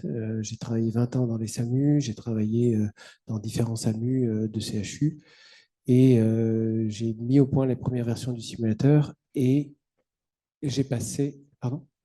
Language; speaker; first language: French; native; French